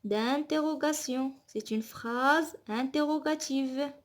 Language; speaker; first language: French; non-native, local second language; Arabic